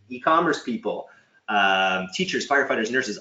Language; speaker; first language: English; native; English